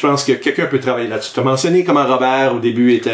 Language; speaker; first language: French; native; French